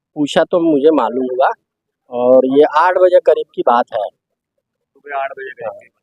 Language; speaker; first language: Hindi; native; Hindi